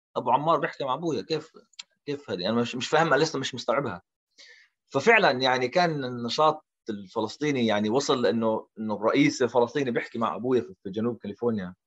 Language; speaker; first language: Arabic; early bilingual, heritage; Arabic